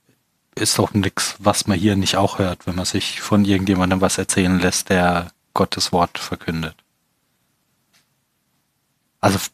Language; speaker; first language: German; native; German